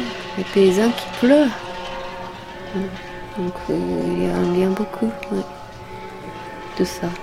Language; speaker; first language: French; non-native, learner; Japanese